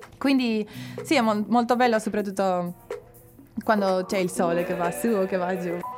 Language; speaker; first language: Italian; non-native, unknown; Spanish